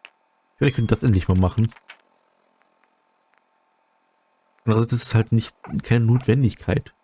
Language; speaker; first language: German; native; German